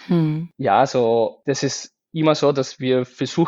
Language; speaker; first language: German; non-native, fluent; Spanish